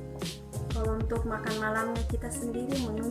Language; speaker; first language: Indonesian; native; Indonesian